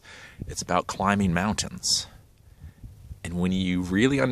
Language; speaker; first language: English; native; English